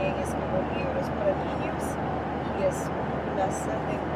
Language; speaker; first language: Spanish; non-native, fluent; Haitian Creole